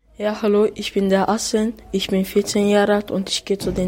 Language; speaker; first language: German; early bilingual, other home language; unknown